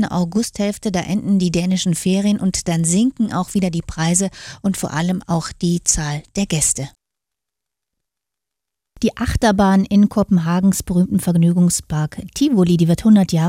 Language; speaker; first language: German; native; German